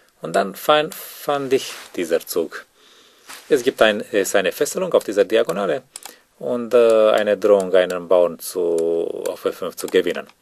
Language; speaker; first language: German; non-native, learner; Romanian